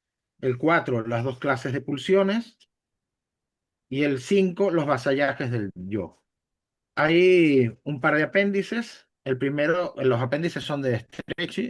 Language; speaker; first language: Spanish; native; Spanish